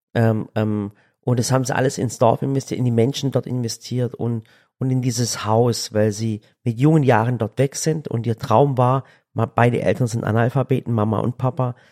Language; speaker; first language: German; early bilingual, other home language; Turkish